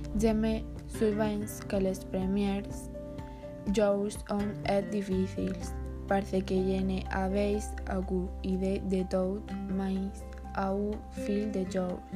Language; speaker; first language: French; non-native, learner; Spanish